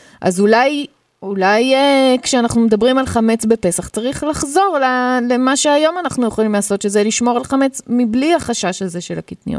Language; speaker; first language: Hebrew; native; Hebrew